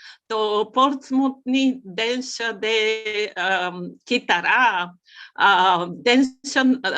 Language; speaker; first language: Japanese; non-native, learner; Bulgarian